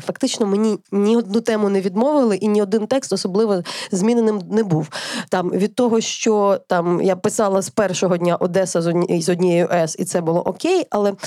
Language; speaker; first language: Ukrainian; native; Ukrainian